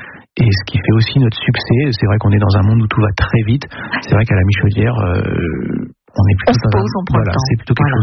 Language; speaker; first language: French; native; French